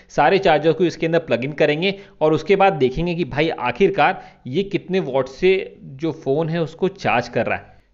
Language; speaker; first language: Hindi; native; Hindi